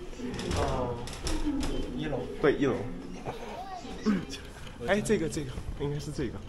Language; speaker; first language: Chinese; non-native, fluent; Indonesian